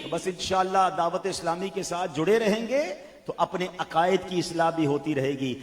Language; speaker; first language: Urdu; native; Urdu